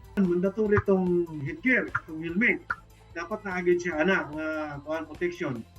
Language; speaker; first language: Cebuano; native; Cebuano